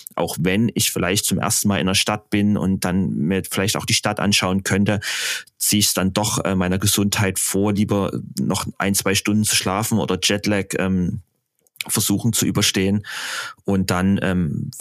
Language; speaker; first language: German; native; German